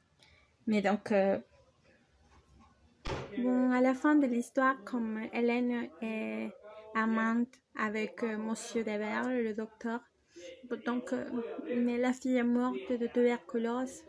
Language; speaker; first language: French; non-native, learner; Spanish